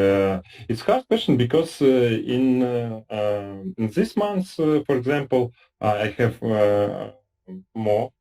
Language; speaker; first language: English; non-native, learner; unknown